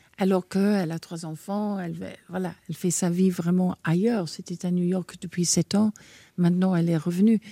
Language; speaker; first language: French; non-native, fluent; English